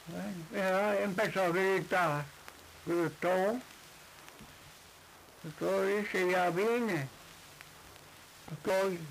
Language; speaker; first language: Spanish; non-native, local second language; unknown